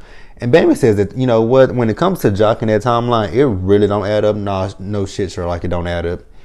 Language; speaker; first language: English; native; English